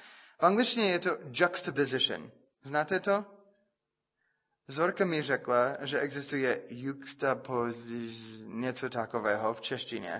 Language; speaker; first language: Czech; non-native, fluent; English